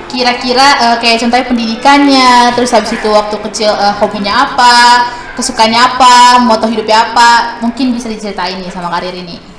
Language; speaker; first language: Indonesian; native; Indonesian